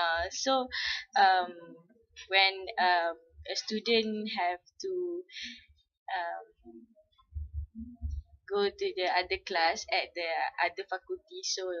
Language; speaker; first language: English; non-native, local second language; Malay